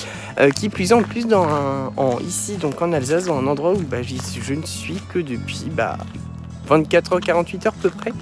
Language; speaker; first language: French; native; French